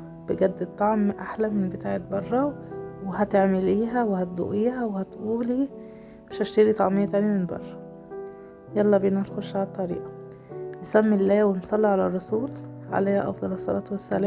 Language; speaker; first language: Arabic; native; Arabic